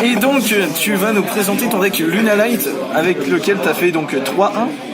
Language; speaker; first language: French; native; French